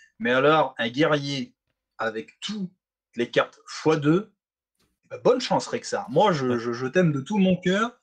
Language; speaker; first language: French; native; French